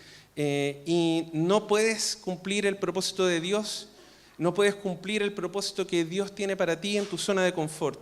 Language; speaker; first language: Spanish; native; Spanish